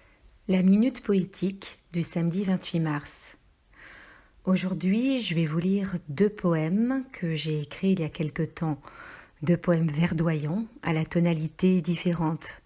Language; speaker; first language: French; native; French